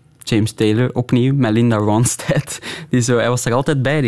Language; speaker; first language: Dutch; native; Dutch